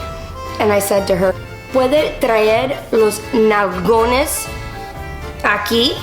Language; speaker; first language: Spanish; non-native, learner; English